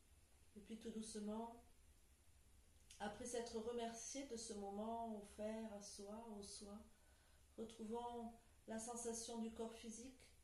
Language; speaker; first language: French; native; French